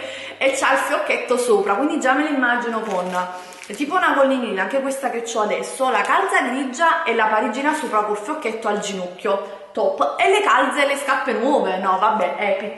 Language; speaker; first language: Italian; native; Italian